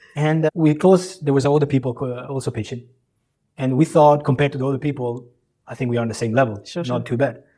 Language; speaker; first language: English; early bilingual, other home language; Albanian